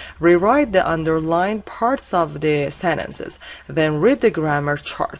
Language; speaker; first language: English; non-native, fluent; Persian